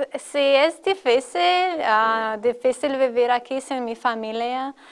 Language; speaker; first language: Spanish; non-native, learner; Latvian